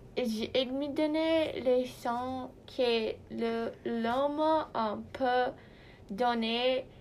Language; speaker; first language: French; non-native, learner; Portuguese